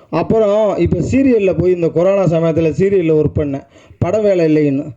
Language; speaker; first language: Tamil; native; Tamil